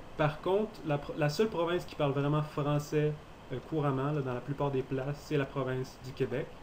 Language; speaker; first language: French; native; French